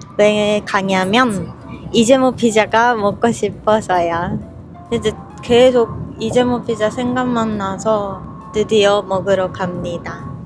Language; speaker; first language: Korean; non-native, fluent; Japanese